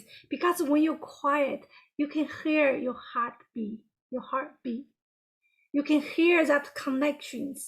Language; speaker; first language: English; non-native, fluent; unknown